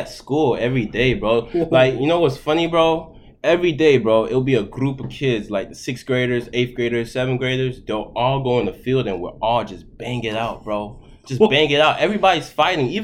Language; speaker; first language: English; early bilingual, other home language; Haitian Creole